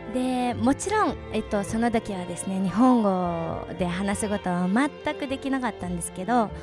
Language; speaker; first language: Japanese; non-native, fluent; Mongolian